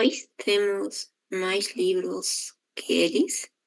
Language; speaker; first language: Portuguese; non-native, learner; Spanish